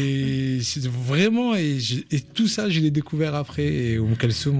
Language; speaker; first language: French; native; French